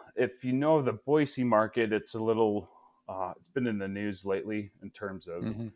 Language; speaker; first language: English; native; English